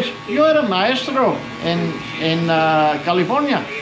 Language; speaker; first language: Spanish; non-native, learner; English